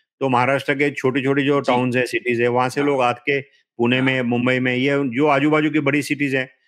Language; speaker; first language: Hindi; non-native, local second language; Marathi